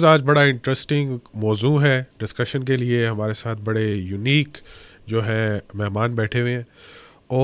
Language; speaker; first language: Urdu; native; Urdu